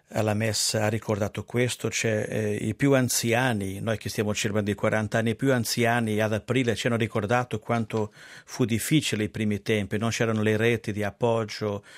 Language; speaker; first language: Italian; non-native, fluent; Portuguese